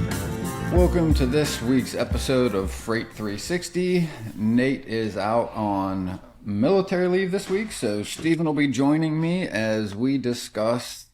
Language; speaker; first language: English; native; English